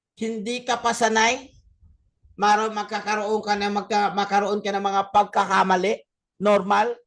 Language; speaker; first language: Filipino; non-native, local second language; Cebuano